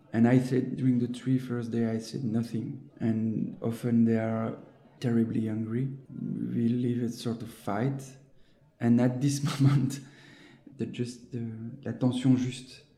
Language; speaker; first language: English; non-native, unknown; French